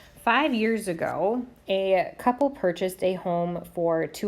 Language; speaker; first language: English; native; English